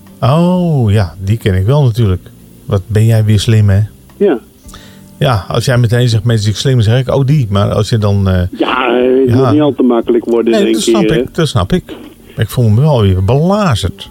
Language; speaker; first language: Dutch; native; Dutch